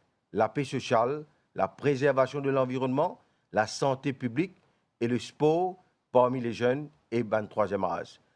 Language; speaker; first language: French; non-native, local second language; Morisyen